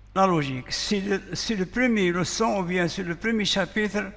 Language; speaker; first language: French; non-native, local second language; Arabic